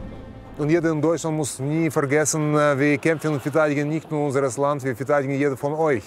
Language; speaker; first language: German; non-native, learner; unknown